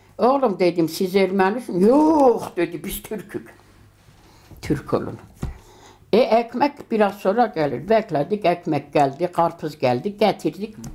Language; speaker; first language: Turkish; early bilingual, heritage; Turkish